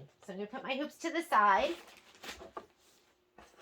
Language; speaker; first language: English; native; English